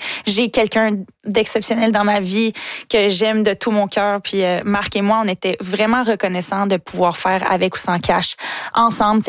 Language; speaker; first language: French; native; French